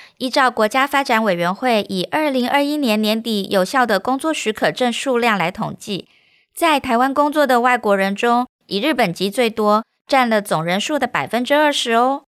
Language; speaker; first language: Chinese; native; Chinese